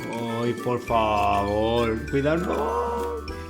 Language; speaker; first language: Spanish; native; Spanish